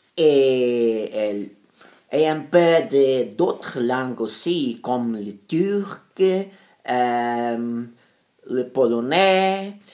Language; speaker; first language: French; non-native, fluent; Portuguese